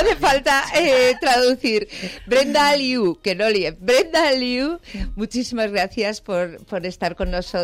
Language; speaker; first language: Spanish; native; Spanish